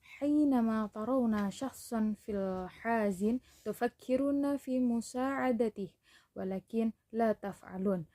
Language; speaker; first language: Arabic; non-native, learner; Indonesian